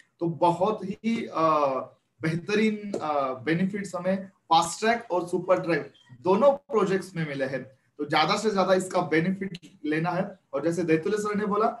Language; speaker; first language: Hindi; non-native, local second language; Marathi